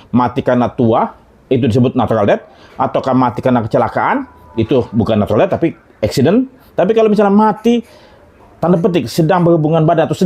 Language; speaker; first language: Indonesian; native; Indonesian